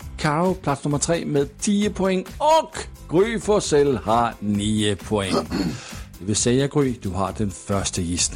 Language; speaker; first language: Swedish; native; Swedish